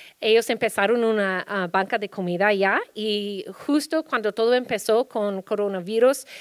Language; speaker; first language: Spanish; early bilingual, heritage; Spanish